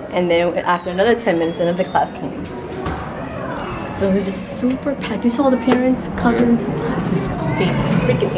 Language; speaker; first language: English; early bilingual, other home language; Spanish